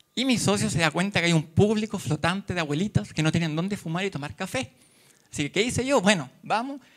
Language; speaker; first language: Spanish; native; Spanish